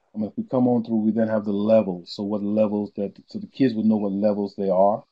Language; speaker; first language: English; native; English